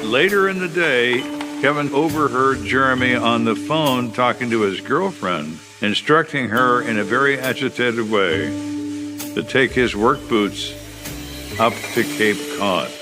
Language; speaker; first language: English; native; English